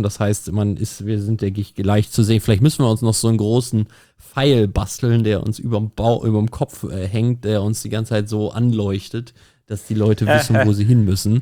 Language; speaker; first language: German; native; German